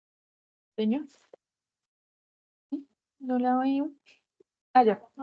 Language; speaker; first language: Spanish; native; Spanish